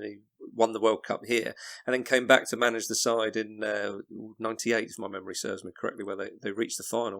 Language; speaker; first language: English; native; English